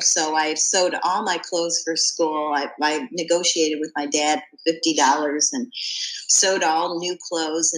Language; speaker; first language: English; native; English